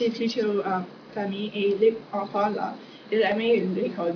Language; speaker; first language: French; non-native, learner; English